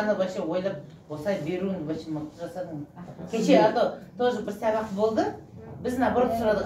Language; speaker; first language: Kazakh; native; Kazakh